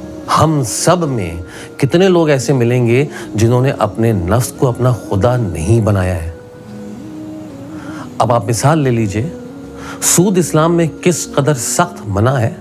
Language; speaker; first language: Urdu; native; Urdu